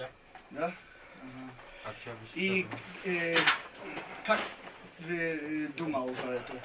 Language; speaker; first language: Russian; non-native, learner; English